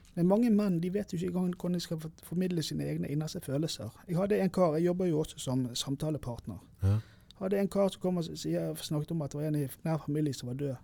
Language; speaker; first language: Norwegian; native; Norwegian